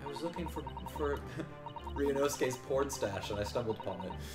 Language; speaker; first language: English; native; English